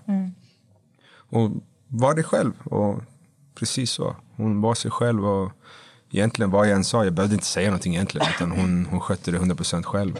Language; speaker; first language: Swedish; native; Swedish